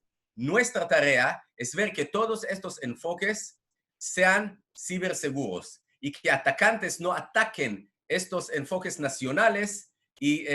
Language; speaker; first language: Spanish; non-native, fluent; Hebrew